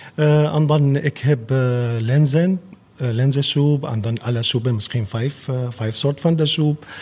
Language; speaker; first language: Dutch; non-native, fluent; Arabic